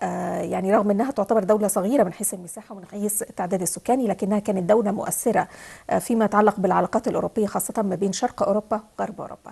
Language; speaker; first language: Arabic; native; Arabic